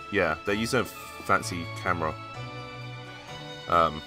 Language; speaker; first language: English; native; English